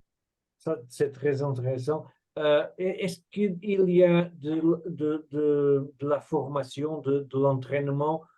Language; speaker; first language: French; non-native, fluent; Portuguese